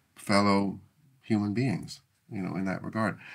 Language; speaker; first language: English; native; English